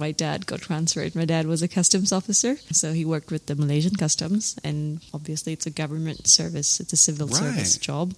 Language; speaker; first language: English; native; English